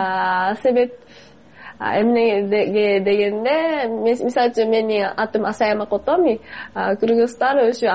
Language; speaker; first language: Kyrgyz; non-native, fluent; Japanese